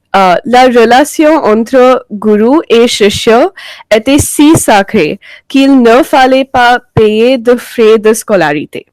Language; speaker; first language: French; non-native, learner; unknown